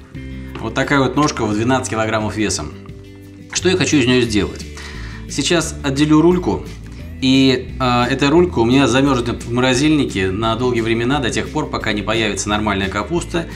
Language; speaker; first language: Russian; native; Russian